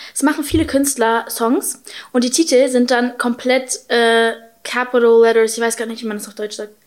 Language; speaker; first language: German; native; German